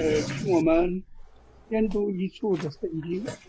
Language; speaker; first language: Chinese; native; Chinese